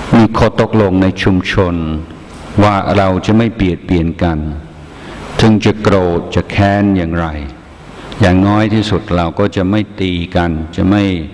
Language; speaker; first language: Thai; non-native, fluent; English